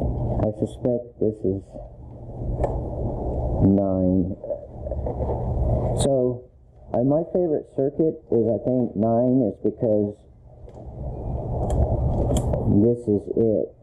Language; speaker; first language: English; native; English